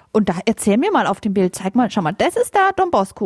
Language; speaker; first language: German; native; German